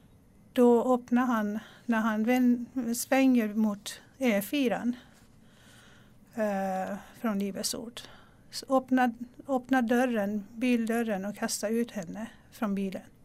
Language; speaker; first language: Swedish; non-native, local second language; Persian